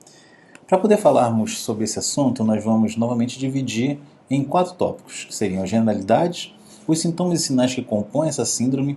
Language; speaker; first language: Portuguese; native; Portuguese